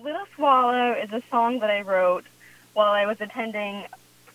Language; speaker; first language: English; native; English